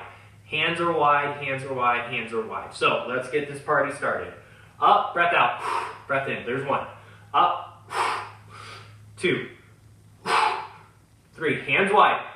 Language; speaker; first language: English; native; English